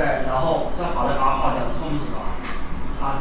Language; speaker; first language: Chinese; native; Chinese